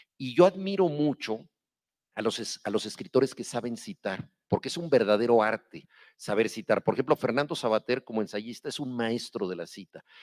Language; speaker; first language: Spanish; native; Spanish